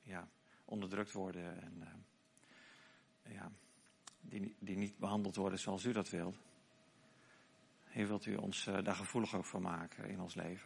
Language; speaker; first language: Dutch; native; Dutch